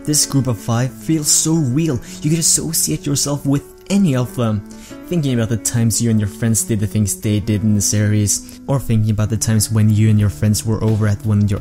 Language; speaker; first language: English; native; English